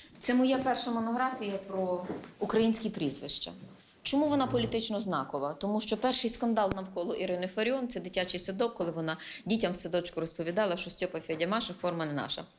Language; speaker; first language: Ukrainian; native; Ukrainian